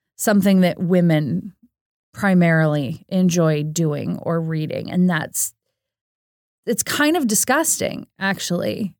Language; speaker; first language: English; native; English